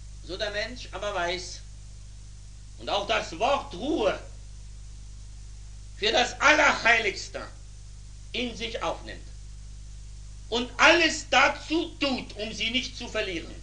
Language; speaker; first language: German; native; German